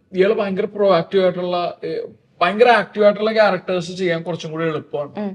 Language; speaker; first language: Malayalam; native; Malayalam